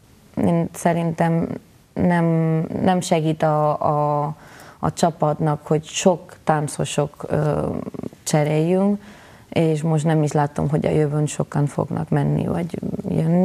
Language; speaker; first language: Hungarian; non-native, learner; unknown